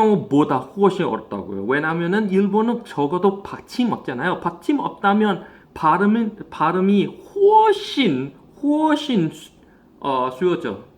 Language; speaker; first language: Korean; non-native, fluent; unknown